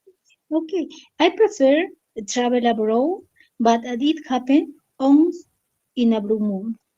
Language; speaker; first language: English; non-native, learner; Spanish